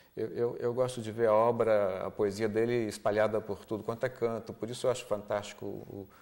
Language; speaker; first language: Portuguese; early bilingual, other home language; Spanish